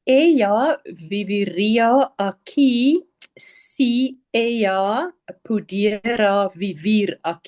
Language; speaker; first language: Spanish; non-native, learner; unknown